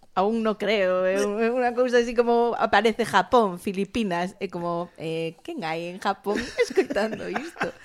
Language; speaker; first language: Galician; non-native, local second language; Spanish